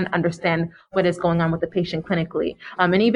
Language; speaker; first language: English; native; English